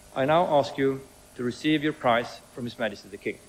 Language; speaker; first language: English; non-native, fluent; Swedish